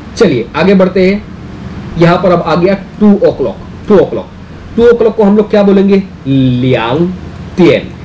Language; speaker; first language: Hindi; native; Hindi